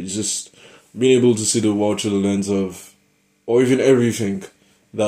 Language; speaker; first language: English; non-native, local second language; Yoruba